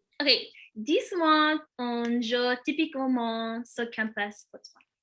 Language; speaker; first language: French; non-native, learner; English